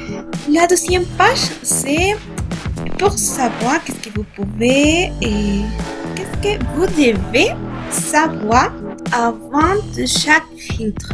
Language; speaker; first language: French; non-native, learner; Spanish